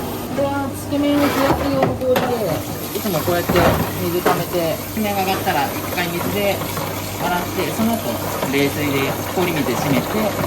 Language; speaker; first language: Japanese; native; Japanese